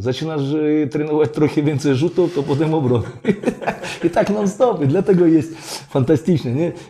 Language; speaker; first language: Polish; non-native, fluent; Russian